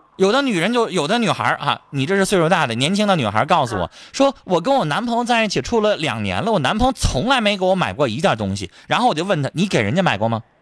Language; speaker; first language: Chinese; native; Chinese